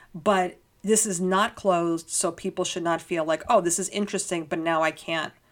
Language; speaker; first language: English; early bilingual, heritage; Spanish